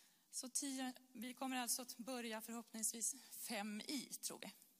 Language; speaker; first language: Swedish; native; Swedish